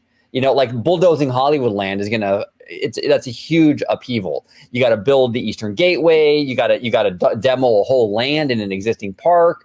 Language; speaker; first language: English; native; English